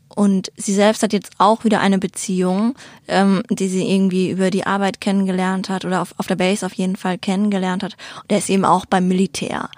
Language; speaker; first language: German; native; German